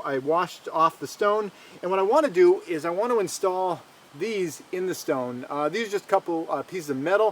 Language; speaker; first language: English; native; English